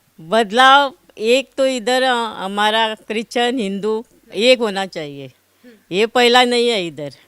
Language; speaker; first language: Hindi; non-native, local second language; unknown